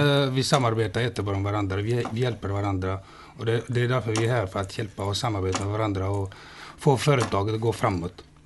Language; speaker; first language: Swedish; non-native, fluent; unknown